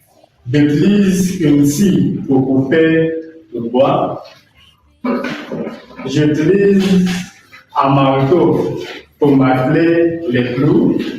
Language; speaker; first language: French; non-native, learner; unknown